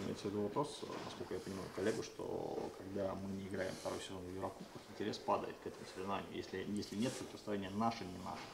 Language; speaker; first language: Russian; native; Russian